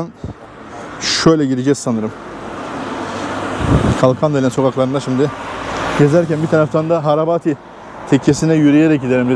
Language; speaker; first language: Turkish; native; Turkish